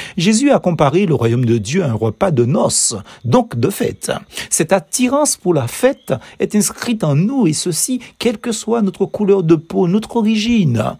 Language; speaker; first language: French; native; French